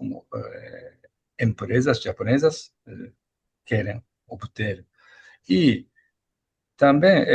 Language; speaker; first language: Portuguese; non-native, fluent; Japanese